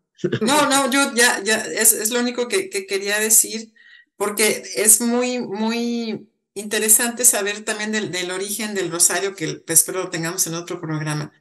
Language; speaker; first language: Spanish; native; Spanish